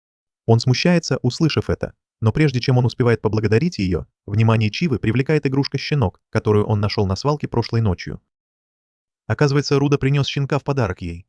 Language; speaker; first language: Russian; native; Russian